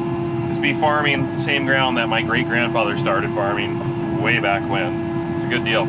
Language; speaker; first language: English; native; English